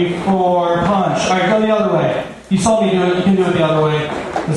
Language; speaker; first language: English; native; English